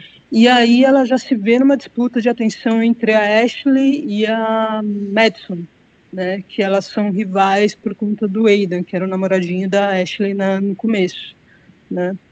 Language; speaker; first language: Portuguese; native; Portuguese